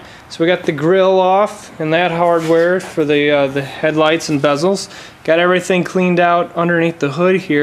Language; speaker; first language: English; native; English